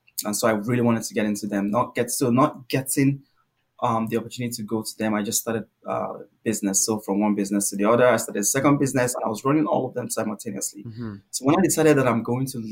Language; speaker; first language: English; non-native, local second language; Igbo